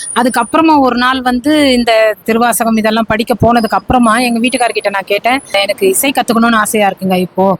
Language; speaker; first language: Tamil; non-native, local second language; Telugu